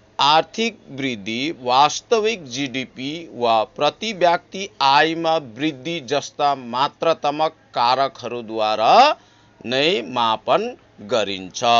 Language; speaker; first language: Nepali; native; Nepali